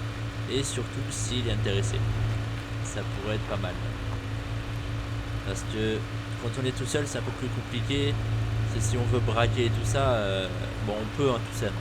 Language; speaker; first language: French; native; French